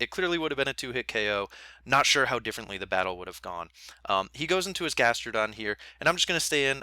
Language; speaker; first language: English; native; English